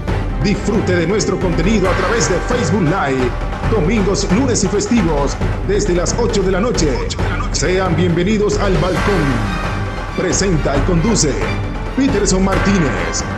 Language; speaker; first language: Spanish; native; Spanish